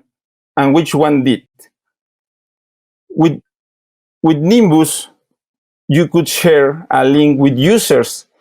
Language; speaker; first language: English; non-native, learner; Spanish